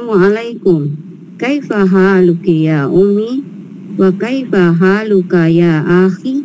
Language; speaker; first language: Arabic; non-native, learner; Indonesian